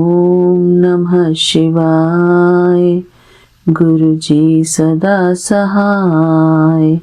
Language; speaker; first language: Hindi; native; Hindi